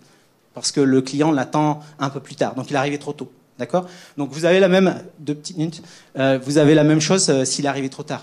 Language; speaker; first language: French; native; French